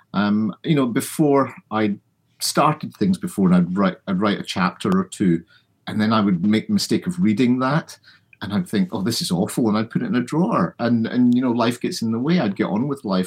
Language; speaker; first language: English; native; English